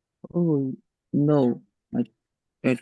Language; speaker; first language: English; non-native, learner; Chinese